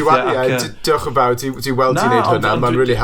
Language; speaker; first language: Welsh; non-native, local second language; English